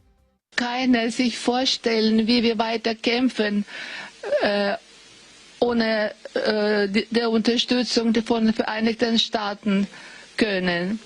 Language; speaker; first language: German; non-native, fluent; Ukrainian